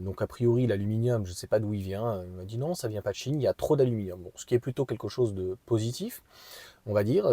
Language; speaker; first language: French; native; French